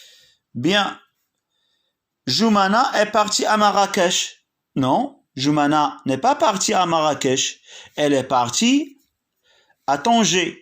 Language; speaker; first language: French; non-native, local second language; Arabic